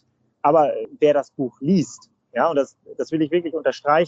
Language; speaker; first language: German; native; German